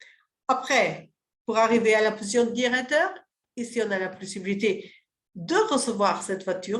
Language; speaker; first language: French; early bilingual, other home language; Portuguese